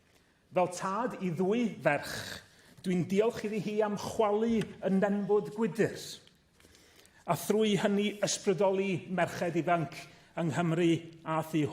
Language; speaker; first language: Welsh; native; Welsh